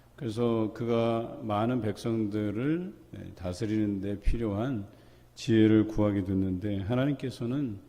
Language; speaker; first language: Korean; native; Korean